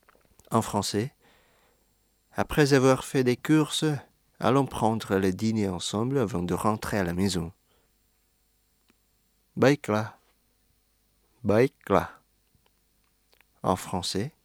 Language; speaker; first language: French; non-native, fluent; Indonesian